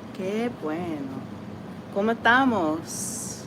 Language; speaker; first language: Spanish; non-native, learner; English